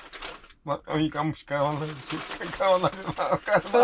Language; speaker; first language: Turkish; native; Turkish